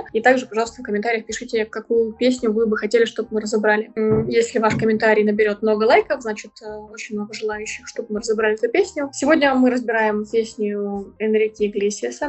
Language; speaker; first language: Russian; native; Russian